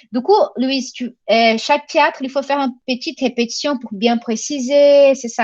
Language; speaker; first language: French; non-native, fluent; Portuguese